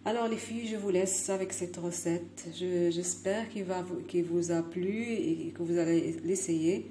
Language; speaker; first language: French; non-native, local second language; Arabic